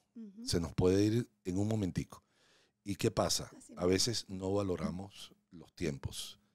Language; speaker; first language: Spanish; non-native, local second language; Hungarian